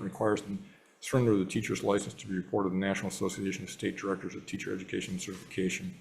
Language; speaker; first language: English; native; English